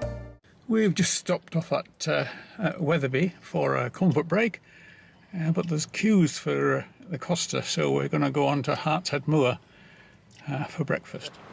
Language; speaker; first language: English; native; English